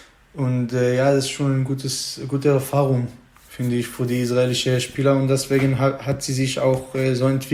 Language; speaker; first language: German; non-native, fluent; Hebrew